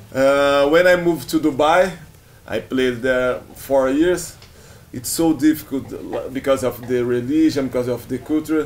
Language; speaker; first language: English; non-native, learner; Portuguese